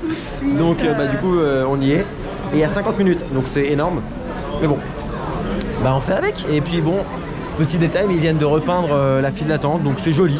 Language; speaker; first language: French; native; French